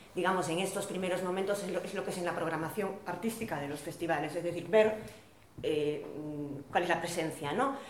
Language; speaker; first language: Spanish; non-native, local second language; Galician